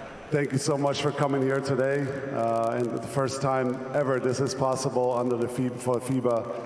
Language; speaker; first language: English; non-native, fluent; German